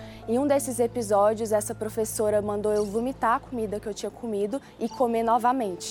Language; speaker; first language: Portuguese; early bilingual, other home language; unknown